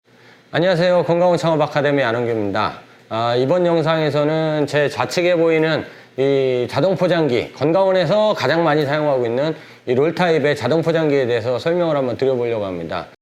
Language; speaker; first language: Korean; native; Korean